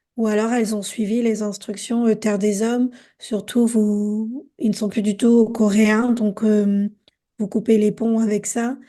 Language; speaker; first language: French; native; French